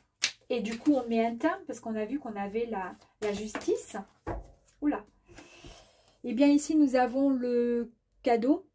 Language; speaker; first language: French; native; French